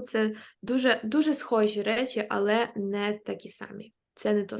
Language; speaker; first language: Ukrainian; native; Ukrainian